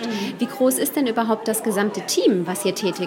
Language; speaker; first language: German; native; German